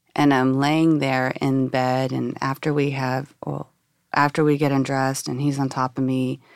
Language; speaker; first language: English; native; English